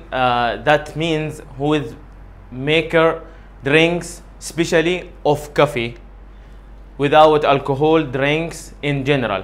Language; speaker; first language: English; non-native, learner; Arabic